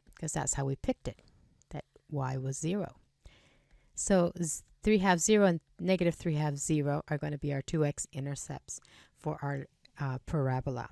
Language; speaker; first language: English; native; English